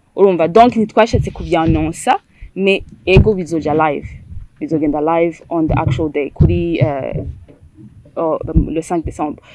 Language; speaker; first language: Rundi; early bilingual, heritage; Rundi